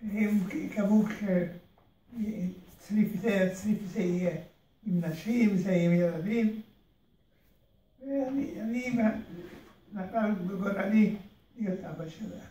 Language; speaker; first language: Hebrew; early bilingual, other home language; Hungarian